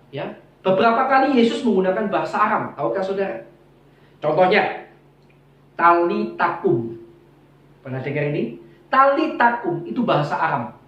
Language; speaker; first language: Indonesian; non-native, local second language; Javanese